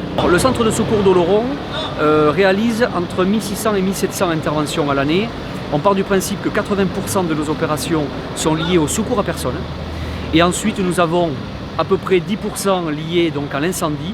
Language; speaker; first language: French; native; French